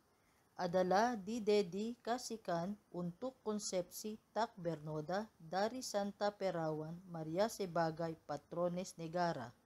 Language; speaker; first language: Indonesian; non-native, learner; Filipino